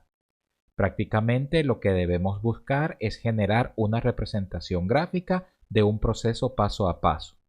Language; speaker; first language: Spanish; native; Spanish